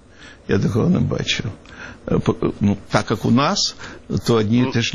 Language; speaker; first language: Ukrainian; non-native, local second language; Russian